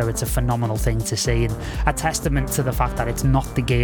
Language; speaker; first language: English; native; English